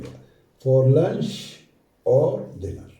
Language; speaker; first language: English; non-native, learner; Arabic